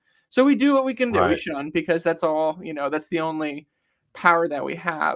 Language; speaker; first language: English; native; English